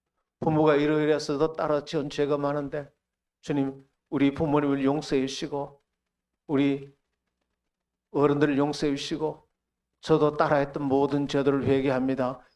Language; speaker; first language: Korean; native; Korean